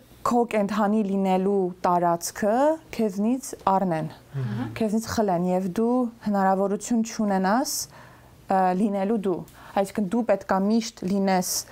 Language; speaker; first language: Armenian; native; Armenian